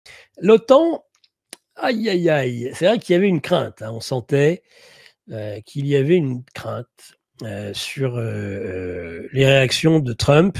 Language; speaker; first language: French; native; French